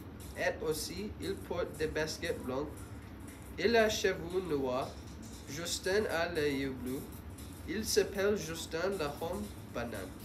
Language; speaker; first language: French; non-native, learner; English